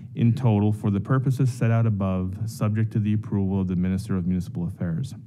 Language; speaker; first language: English; non-native, local second language; French